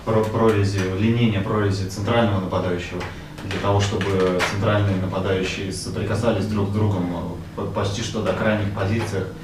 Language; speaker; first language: Russian; native; Russian